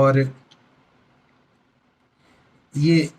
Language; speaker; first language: Hindi; native; Hindi